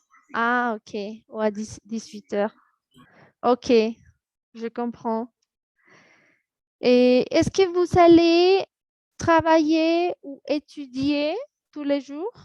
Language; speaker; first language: French; non-native, fluent; Spanish